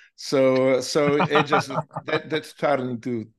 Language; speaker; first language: English; non-native, fluent; Polish